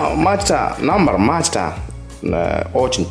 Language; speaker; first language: Russian; non-native, learner; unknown